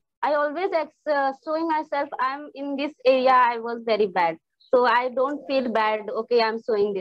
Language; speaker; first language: English; non-native, learner; Hindi